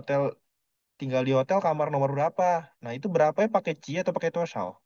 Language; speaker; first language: Indonesian; native; Indonesian